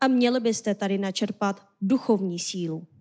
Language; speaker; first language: Czech; non-native, fluent; Korean